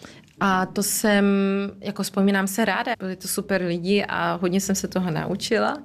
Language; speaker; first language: Czech; early bilingual, heritage; Czech